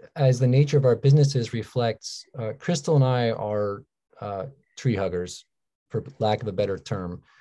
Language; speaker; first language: English; native; English